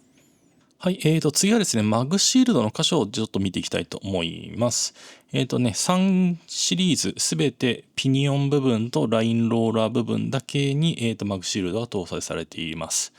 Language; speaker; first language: Japanese; native; Japanese